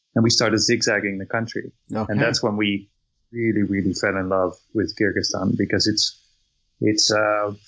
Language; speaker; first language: English; non-native, fluent; Dutch